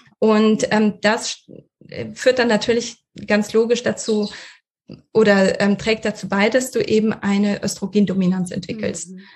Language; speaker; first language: German; early bilingual, other home language; Russian